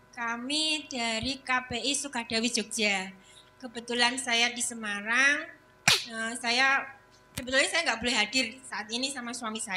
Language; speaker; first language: Indonesian; native; Indonesian